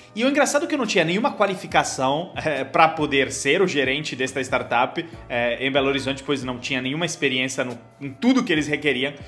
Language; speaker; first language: Portuguese; non-native, fluent; Italian